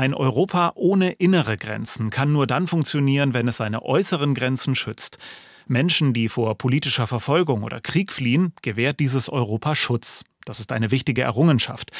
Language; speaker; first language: German; native; German